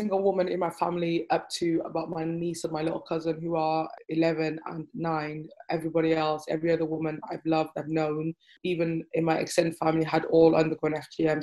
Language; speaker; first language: English; native; English